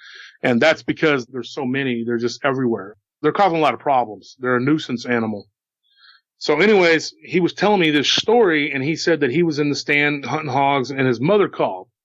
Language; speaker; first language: English; native; English